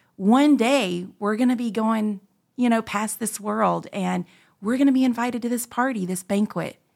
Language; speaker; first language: English; native; English